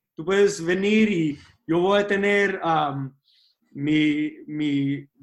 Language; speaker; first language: Spanish; early bilingual, heritage; Spanish